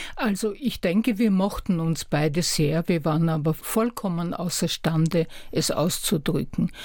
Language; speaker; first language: German; native; German